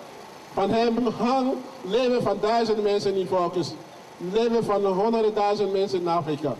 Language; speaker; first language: Dutch; non-native, learner; French